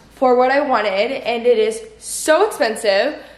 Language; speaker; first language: English; native; English